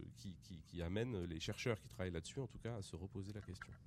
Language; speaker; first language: French; native; French